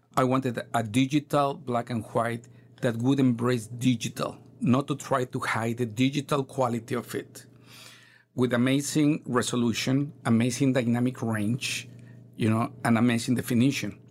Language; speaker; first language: English; non-native, fluent; Spanish